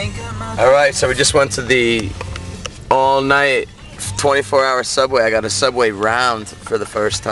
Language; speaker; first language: English; native; English